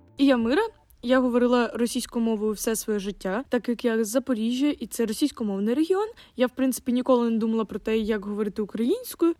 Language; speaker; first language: Ukrainian; non-native, local second language; Russian